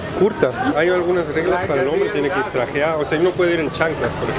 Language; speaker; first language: Spanish; native; Spanish